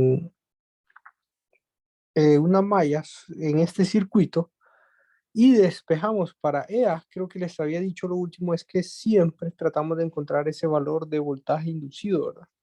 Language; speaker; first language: Spanish; native; Spanish